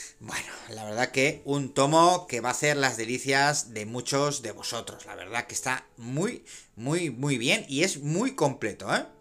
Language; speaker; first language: Spanish; native; Spanish